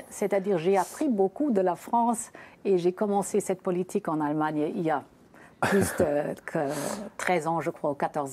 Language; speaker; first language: French; non-native, fluent; German